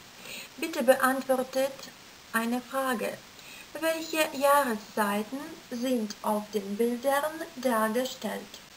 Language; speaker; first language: German; non-native, fluent; Russian